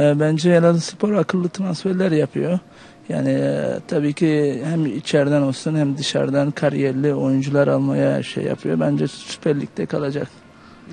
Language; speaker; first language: Turkish; early bilingual, heritage; Turkish